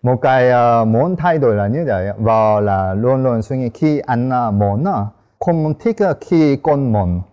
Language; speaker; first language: Vietnamese; non-native, learner; Korean